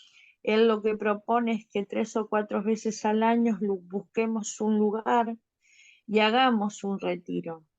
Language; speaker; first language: Spanish; native; Spanish